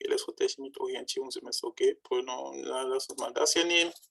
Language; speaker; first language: German; non-native, fluent; French